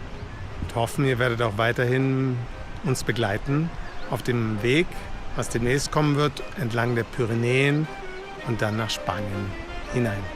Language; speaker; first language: German; native; German